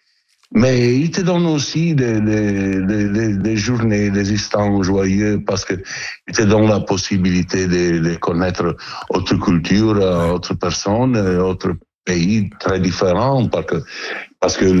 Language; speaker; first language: French; non-native, learner; Italian